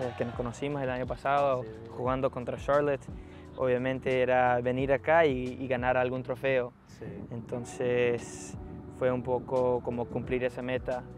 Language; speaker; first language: Spanish; early bilingual, heritage; Spanish